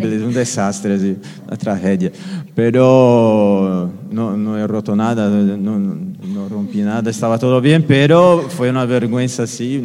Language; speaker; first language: Spanish; non-native, fluent; Portuguese